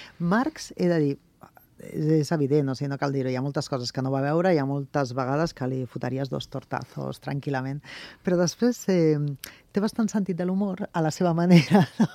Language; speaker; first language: Catalan; non-native, local second language; Spanish